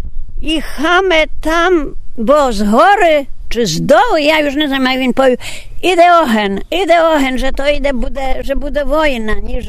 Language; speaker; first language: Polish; non-native, local second language; Rusyn